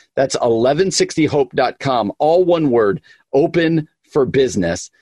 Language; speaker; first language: English; native; English